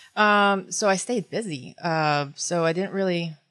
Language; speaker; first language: English; early bilingual, other home language; Filipino